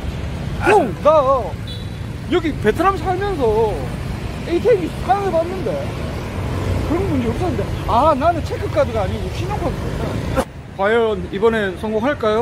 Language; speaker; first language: Korean; native; Korean